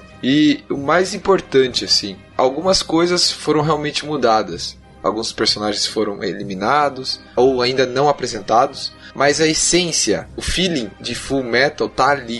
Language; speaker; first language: Portuguese; native; Portuguese